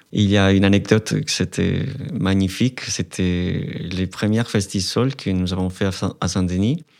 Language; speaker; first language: French; non-native, fluent; Spanish